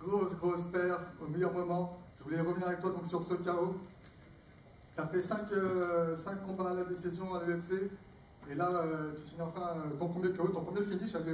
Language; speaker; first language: French; native; French